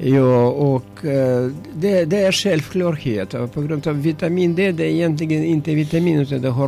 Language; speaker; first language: Swedish; non-native, learner; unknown